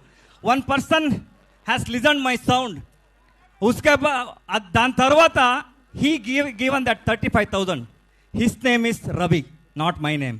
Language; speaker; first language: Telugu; non-native, learner; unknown